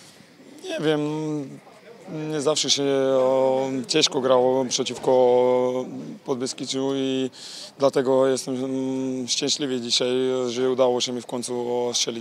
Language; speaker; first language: Polish; non-native, fluent; Slovak